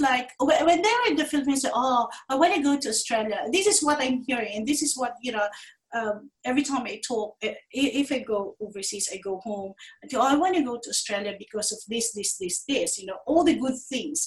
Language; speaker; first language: English; non-native, local second language; Filipino